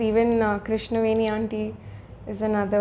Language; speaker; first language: Telugu; early bilingual, heritage; Telugu